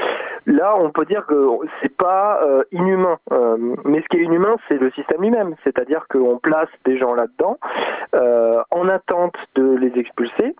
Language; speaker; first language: French; native; French